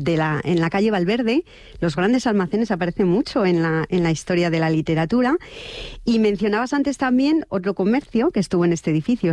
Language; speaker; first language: Spanish; native; Spanish